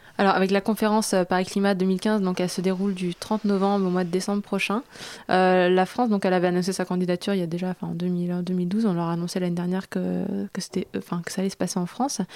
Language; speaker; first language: French; native; French